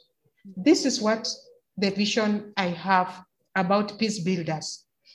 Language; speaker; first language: English; non-native, local second language; Luyia